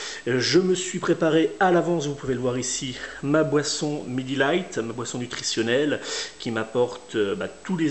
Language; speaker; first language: French; native; French